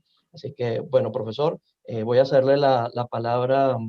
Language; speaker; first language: Spanish; native; Spanish